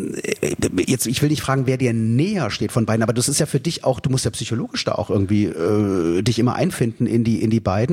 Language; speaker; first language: German; native; German